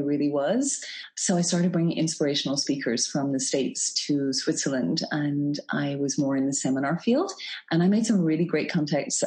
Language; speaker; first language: English; native; English